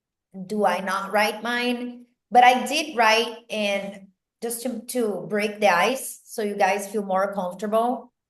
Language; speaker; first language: English; non-native, fluent; Portuguese